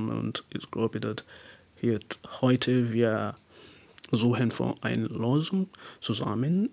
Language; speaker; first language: German; non-native, learner; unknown